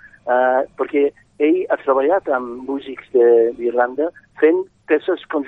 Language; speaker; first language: Catalan; non-native, fluent; English